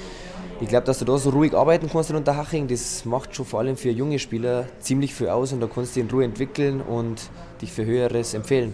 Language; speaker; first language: German; native; German